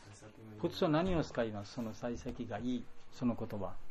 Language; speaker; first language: Japanese; non-native, fluent; Bangla